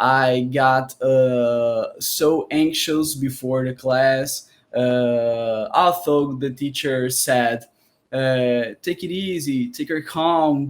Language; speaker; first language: English; non-native, learner; Portuguese